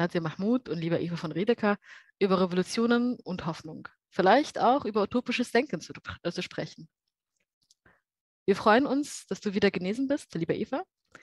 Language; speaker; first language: German; native; German